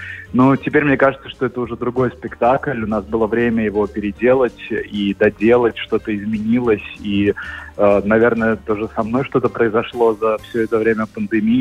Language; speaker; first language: Russian; native; Russian